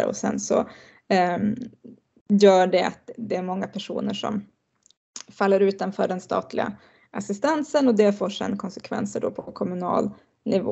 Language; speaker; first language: Swedish; native; Swedish